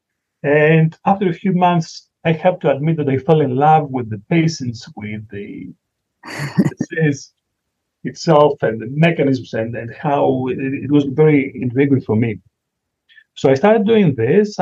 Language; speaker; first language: English; non-native, fluent; Greek